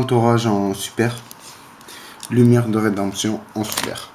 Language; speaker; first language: French; native; French